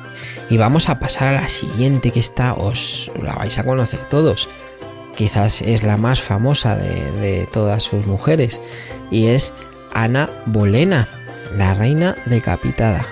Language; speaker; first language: Spanish; native; Spanish